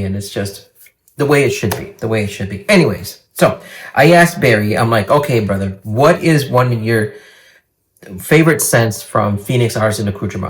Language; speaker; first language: English; native; English